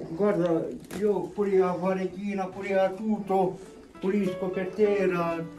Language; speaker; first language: Italian; non-native, learner; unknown